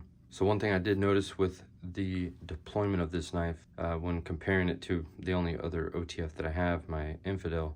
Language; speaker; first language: English; native; English